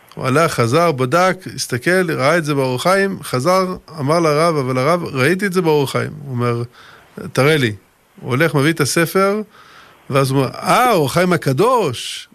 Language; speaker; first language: Hebrew; early bilingual, other home language; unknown